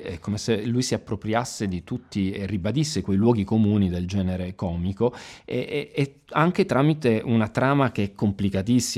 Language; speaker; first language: Italian; native; Italian